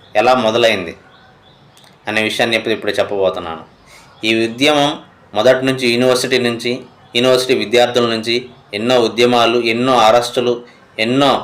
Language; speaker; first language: Telugu; native; Telugu